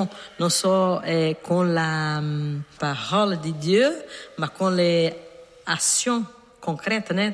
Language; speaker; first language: French; non-native, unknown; Portuguese